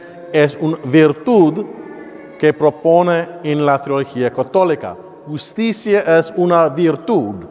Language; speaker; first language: Spanish; non-native, learner; English